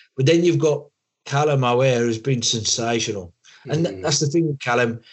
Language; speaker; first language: English; native; English